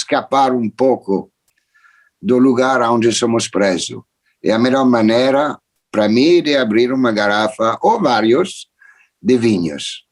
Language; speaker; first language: Portuguese; non-native, fluent; French